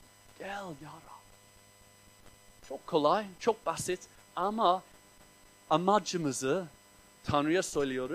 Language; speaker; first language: Turkish; non-native, fluent; English